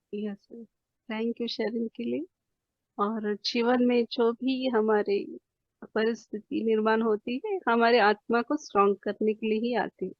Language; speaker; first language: Hindi; non-native, local second language; Marathi